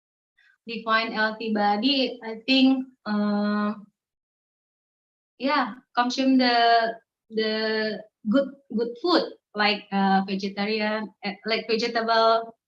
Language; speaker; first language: English; non-native, learner; Indonesian